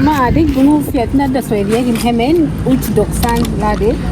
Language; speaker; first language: Turkish; non-native, fluent; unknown